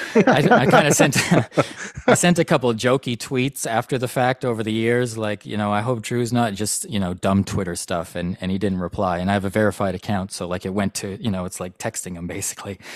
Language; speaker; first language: English; native; English